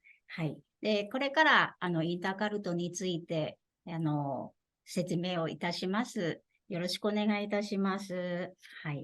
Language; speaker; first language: Japanese; non-native, fluent; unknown